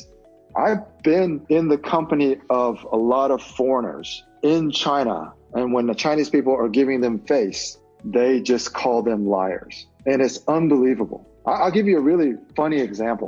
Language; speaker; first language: English; native; English